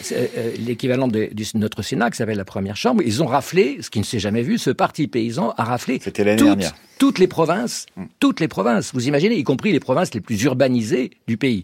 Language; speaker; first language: French; native; French